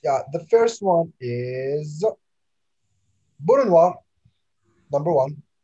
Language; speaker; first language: English; non-native, fluent; Arabic